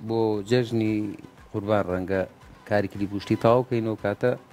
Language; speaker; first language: Central Kurdish; non-native, local second language; Gurani